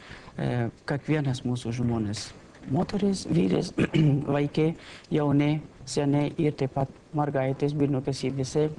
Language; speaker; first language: Lithuanian; non-native, learner; Persian